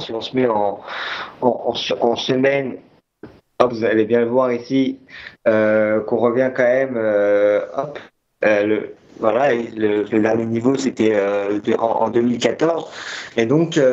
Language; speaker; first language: French; native; French